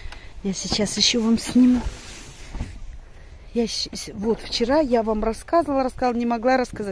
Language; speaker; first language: Russian; native; Russian